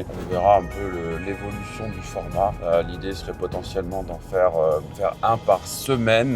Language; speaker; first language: French; native; French